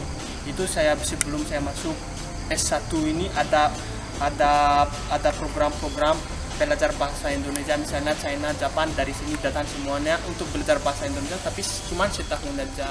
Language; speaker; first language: Indonesian; non-native, learner; Malagasy